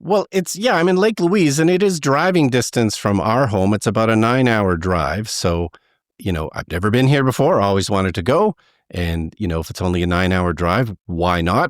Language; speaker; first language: English; native; English